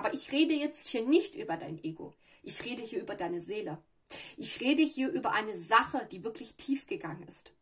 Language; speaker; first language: German; non-native, fluent; Italian